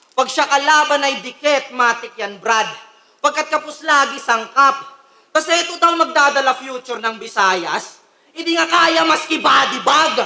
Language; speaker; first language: Filipino; native; Filipino